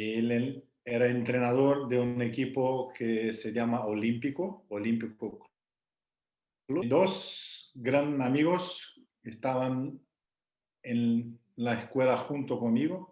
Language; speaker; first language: Spanish; non-native, fluent; Portuguese